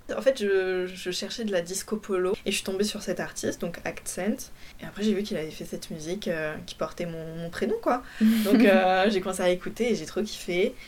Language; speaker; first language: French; early bilingual, other home language; Polish